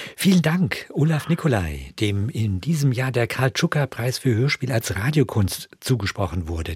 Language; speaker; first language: German; native; German